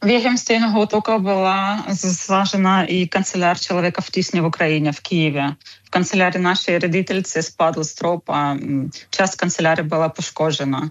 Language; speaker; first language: Czech; non-native, learner; Ukrainian